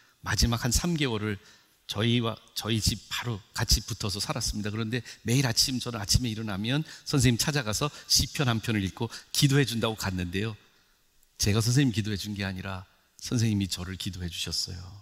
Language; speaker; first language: Korean; native; Korean